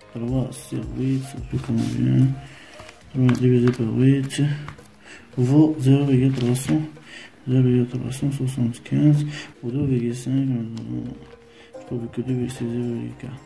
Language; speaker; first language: French; non-native, local second language; Arabic